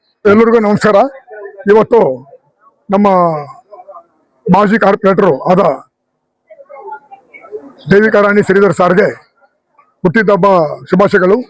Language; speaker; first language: Kannada; non-native, local second language; Marathi